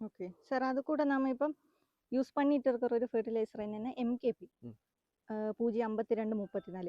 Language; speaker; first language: Tamil; non-native, local second language; Malayalam